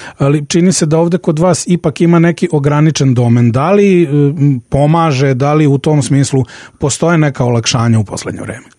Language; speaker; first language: Serbian; native; Serbian